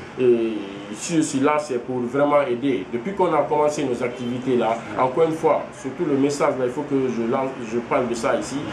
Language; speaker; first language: French; non-native, local second language; Fula